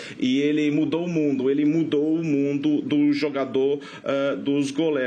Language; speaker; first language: Portuguese; non-native, fluent; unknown